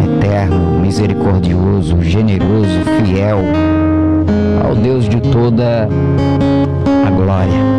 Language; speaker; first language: Portuguese; native; Portuguese